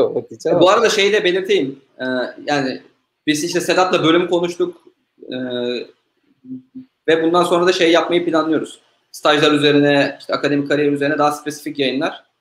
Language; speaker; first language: Turkish; native; Turkish